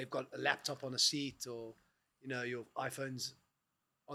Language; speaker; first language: English; native; English